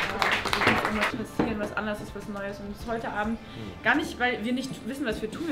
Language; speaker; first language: German; native; German